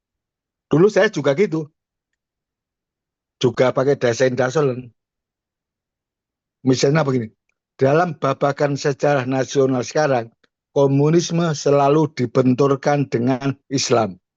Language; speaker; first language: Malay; non-native, local second language; Javanese